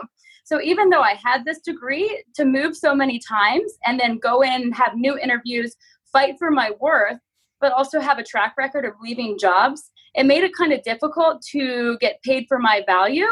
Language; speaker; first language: English; native; English